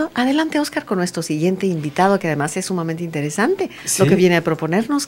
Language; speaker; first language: Spanish; native; Spanish